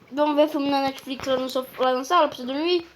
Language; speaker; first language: Portuguese; native; Portuguese